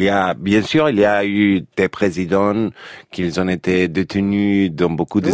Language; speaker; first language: French; non-native, fluent; Spanish